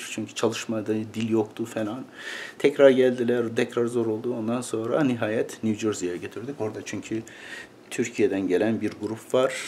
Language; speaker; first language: Turkish; native; Turkish